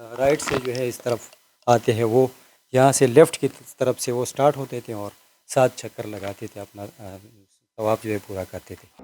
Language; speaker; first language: Urdu; non-native, local second language; Pashto